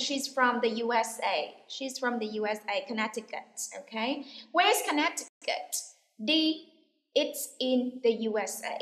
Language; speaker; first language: English; non-native, fluent; Vietnamese